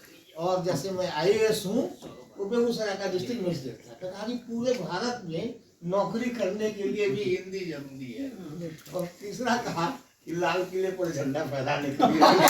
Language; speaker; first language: Hindi; native; Hindi